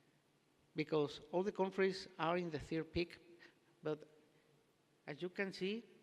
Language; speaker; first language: English; non-native, learner; Spanish